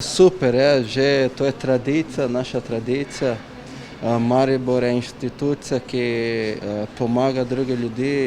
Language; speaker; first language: Slovenian; non-native, learner; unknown